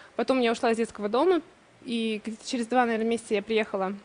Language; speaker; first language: Russian; native; Russian